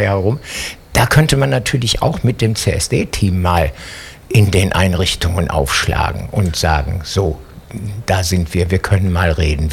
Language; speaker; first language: German; native; German